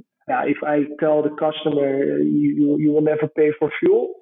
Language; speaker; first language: English; non-native, fluent; Dutch